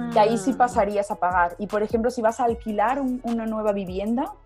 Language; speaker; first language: Spanish; native; Spanish